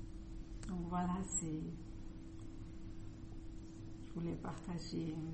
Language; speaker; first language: French; non-native, fluent; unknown